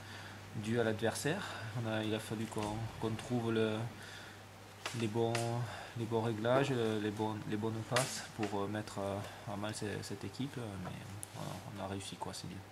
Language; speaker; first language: French; native; French